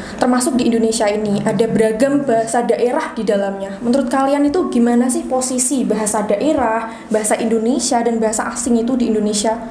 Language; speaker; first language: Indonesian; non-native, local second language; Javanese